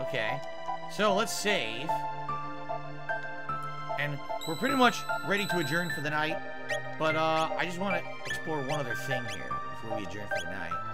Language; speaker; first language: English; native; English